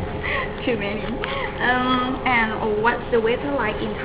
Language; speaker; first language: English; non-native, learner; Thai